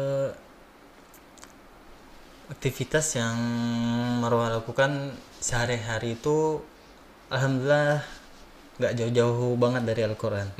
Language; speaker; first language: Indonesian; native; Indonesian